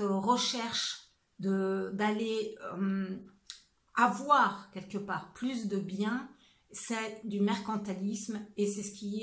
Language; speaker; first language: French; native; French